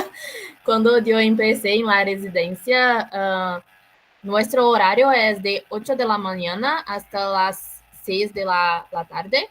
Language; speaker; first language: Spanish; non-native, learner; Portuguese